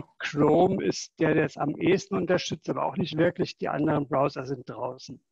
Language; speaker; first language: German; native; German